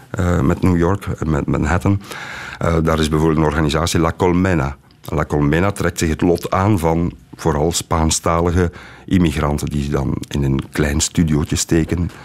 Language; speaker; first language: Dutch; native; Dutch